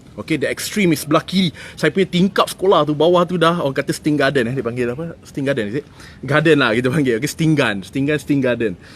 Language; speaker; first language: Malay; native; Malay